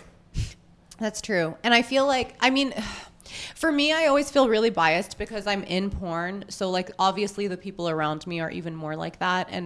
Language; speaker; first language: English; native; English